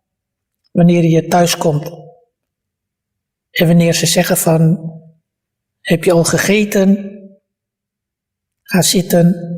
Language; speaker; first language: Dutch; early bilingual, other home language; Malay